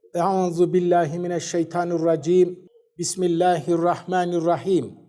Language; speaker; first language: Turkish; native; Turkish